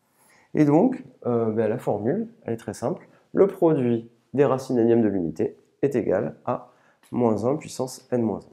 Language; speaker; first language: French; native; French